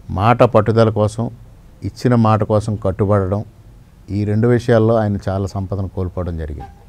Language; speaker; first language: Telugu; native; Telugu